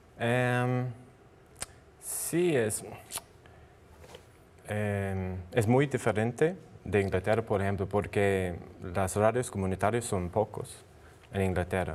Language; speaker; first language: Spanish; non-native, learner; English